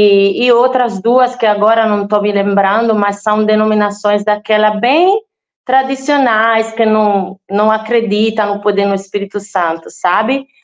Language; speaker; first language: Portuguese; non-native, fluent; Italian